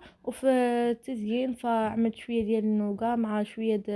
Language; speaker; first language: Arabic; native; Arabic